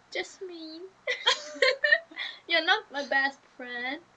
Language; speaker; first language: English; non-native, learner; German